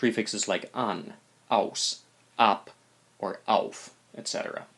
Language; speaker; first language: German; non-native, fluent; English